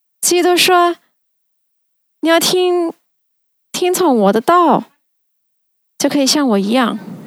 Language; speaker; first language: Chinese; non-native, fluent; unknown